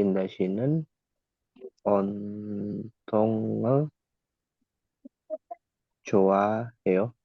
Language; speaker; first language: Korean; non-native, learner; Indonesian